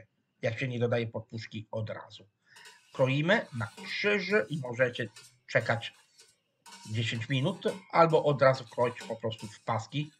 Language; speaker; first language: Polish; non-native, fluent; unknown